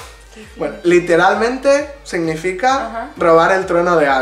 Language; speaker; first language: Spanish; native; Spanish